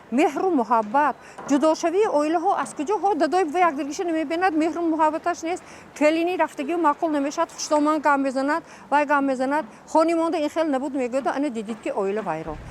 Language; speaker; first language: Tajik; native; Tajik